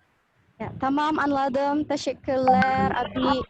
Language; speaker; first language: Turkish; non-native, learner; Indonesian